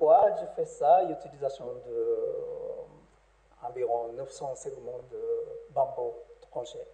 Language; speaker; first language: French; non-native, learner; Japanese